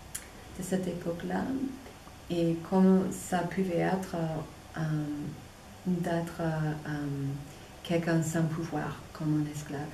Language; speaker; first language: French; non-native, fluent; English